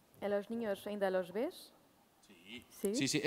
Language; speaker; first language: Spanish; non-native, learner; Portuguese